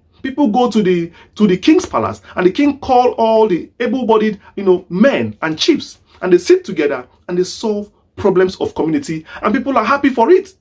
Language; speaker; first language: English; non-native, local second language; Igbo